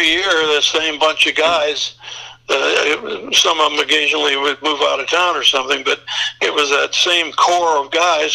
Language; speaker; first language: English; native; English